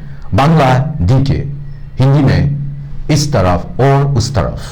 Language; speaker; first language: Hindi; non-native, local second language; Bangla